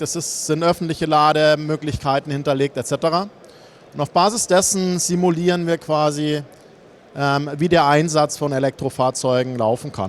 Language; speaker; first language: German; native; German